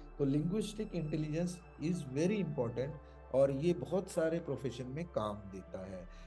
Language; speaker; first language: Hindi; non-native, local second language; Malayalam